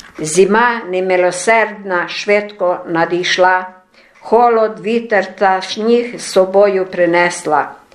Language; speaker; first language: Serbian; non-native, local second language; Ukrainian